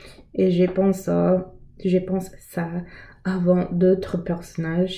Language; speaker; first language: French; non-native, learner; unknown